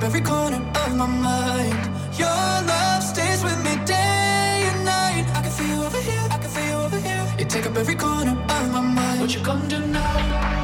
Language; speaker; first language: English; non-native, fluent; Dutch